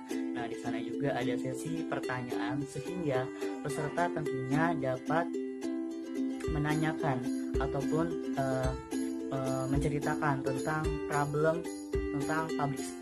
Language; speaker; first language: Indonesian; native; Indonesian